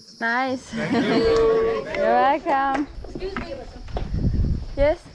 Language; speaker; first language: English; non-native, learner; Turkish